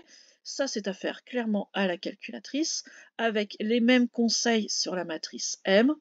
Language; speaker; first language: French; native; French